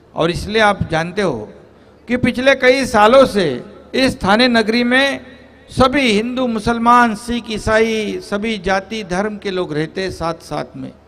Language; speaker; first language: Hindi; non-native, local second language; Marathi